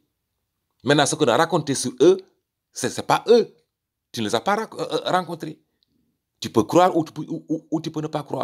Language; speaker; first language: French; native; French